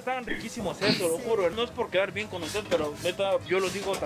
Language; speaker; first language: Spanish; native; Spanish